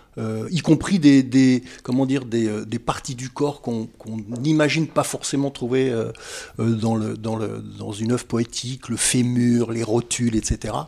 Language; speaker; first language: French; native; French